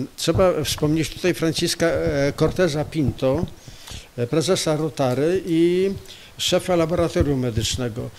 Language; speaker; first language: Polish; native; Polish